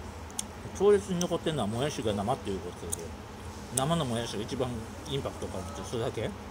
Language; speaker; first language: Japanese; native; Japanese